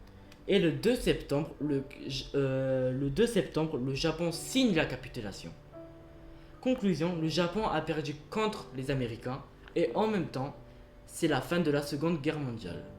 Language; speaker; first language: French; early bilingual, other home language; Japanese